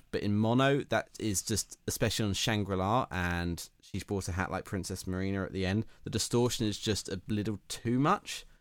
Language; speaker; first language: English; native; English